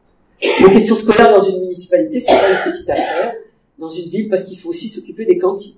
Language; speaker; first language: French; native; French